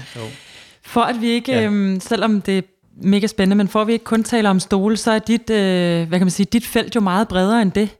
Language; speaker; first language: Danish; native; Danish